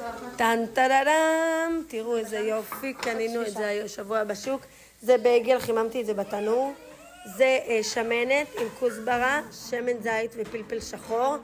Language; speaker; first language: Hebrew; native; Hebrew